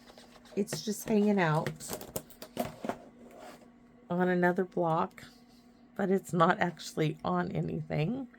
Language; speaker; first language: English; native; English